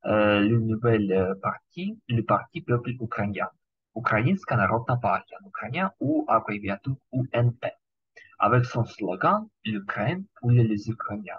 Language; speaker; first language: French; non-native, learner; Ukrainian